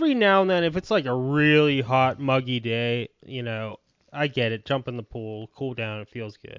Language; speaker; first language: English; native; English